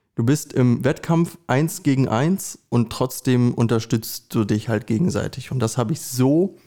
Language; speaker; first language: German; native; German